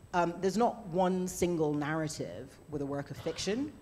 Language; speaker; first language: English; native; English